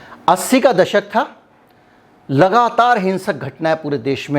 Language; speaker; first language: Hindi; native; Hindi